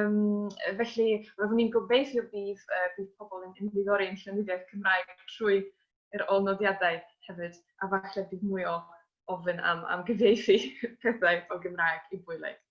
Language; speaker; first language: Welsh; non-native, fluent; Polish